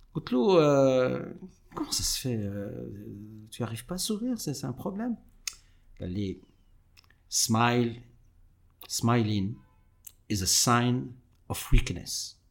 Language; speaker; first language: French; non-native, local second language; Arabic